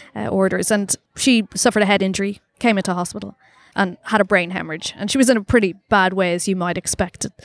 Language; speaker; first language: English; native; English